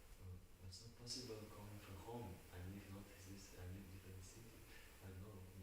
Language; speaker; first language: English; non-native, learner; Russian